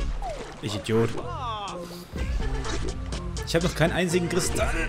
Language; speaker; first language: German; native; German